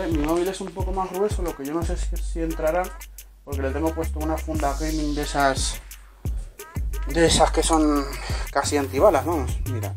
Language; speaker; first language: Spanish; native; Spanish